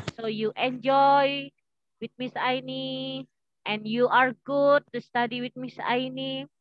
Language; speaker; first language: English; non-native, learner; Indonesian